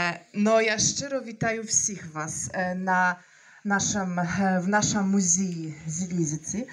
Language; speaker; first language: Ukrainian; non-native, learner; Russian